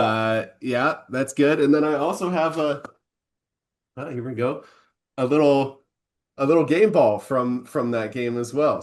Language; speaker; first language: English; native; English